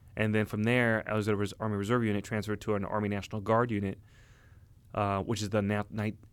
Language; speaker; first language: English; native; English